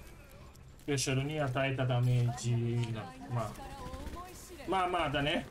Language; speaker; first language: Japanese; non-native, fluent; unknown